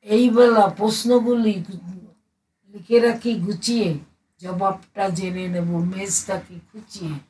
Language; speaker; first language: Bangla; native; Bangla